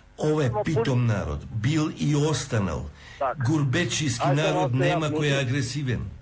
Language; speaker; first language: Macedonian; non-native, local second language; Albanian